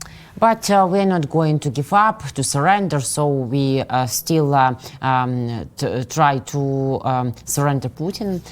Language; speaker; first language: English; non-native, fluent; Russian